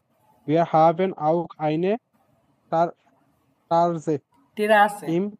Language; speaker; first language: German; non-native, learner; Bangla